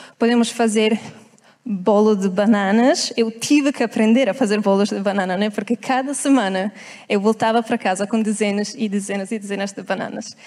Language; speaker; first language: Portuguese; non-native, fluent; Italian